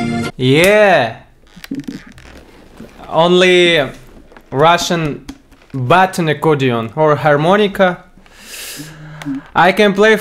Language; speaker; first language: English; non-native, learner; Russian